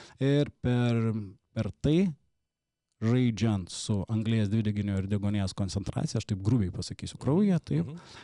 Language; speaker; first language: Lithuanian; native; Lithuanian